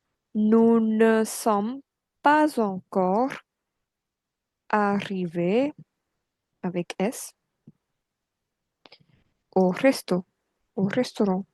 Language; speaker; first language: French; non-native, fluent; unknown